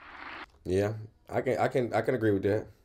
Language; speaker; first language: English; native; English